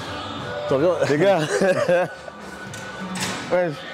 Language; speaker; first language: French; native; French